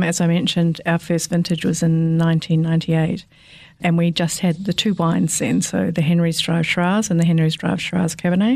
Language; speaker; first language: English; native; English